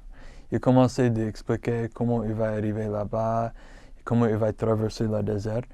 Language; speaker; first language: French; non-native, fluent; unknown